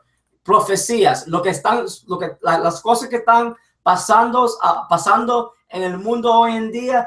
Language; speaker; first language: Spanish; early bilingual, heritage; English